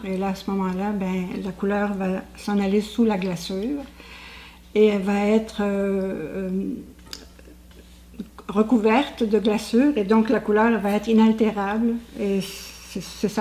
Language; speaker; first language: French; native; French